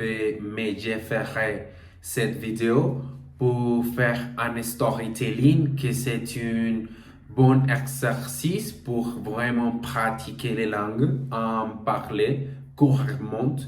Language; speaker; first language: French; non-native, learner; Portuguese